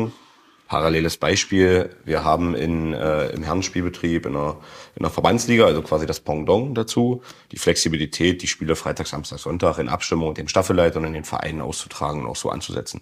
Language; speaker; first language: German; native; German